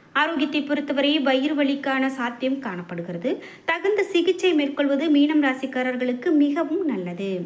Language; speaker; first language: Tamil; native; Tamil